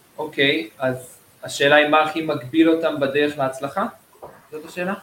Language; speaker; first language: Hebrew; native; Hebrew